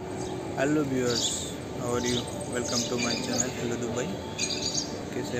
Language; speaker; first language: Hindi; non-native, fluent; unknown